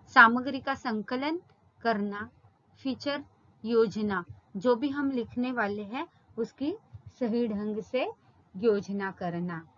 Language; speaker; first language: Hindi; non-native, local second language; Marathi